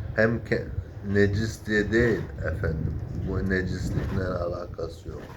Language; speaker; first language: Turkish; early bilingual, heritage; Turkish